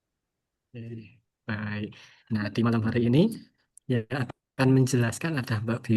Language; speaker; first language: Indonesian; native; Indonesian